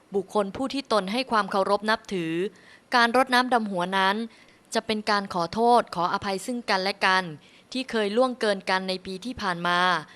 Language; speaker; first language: Thai; native; Thai